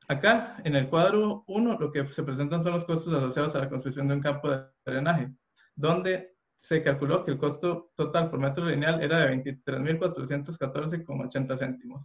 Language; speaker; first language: Spanish; native; Spanish